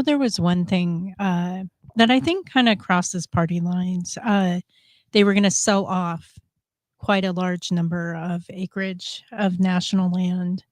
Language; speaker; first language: English; native; English